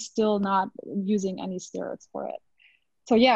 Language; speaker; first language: English; non-native, fluent; German